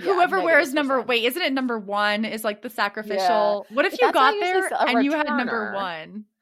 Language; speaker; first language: English; native; English